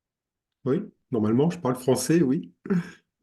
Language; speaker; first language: French; native; French